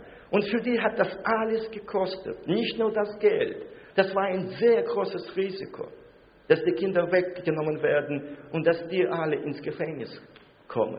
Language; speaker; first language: German; non-native, fluent; Russian